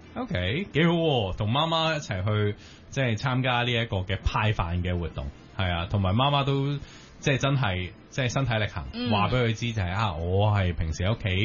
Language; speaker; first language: Cantonese; native; Cantonese